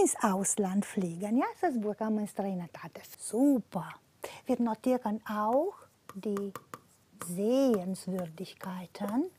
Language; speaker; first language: German; non-native, fluent; Romanian